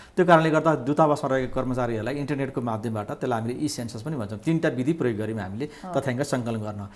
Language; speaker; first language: Nepali; native; Nepali